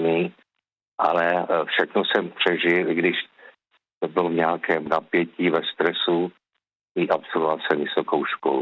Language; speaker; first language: Czech; native; Czech